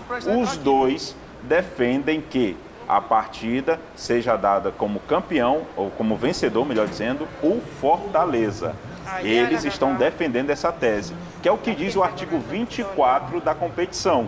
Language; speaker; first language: Portuguese; native; Portuguese